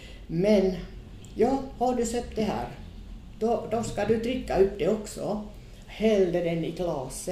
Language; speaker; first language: Swedish; non-native, fluent; Finnish